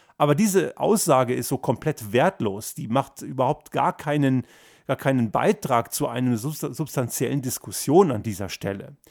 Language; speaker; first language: German; early bilingual, other home language; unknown